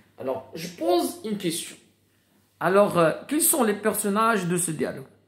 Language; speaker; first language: French; non-native, local second language; Arabic